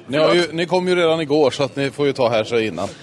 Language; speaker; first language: Swedish; native; Swedish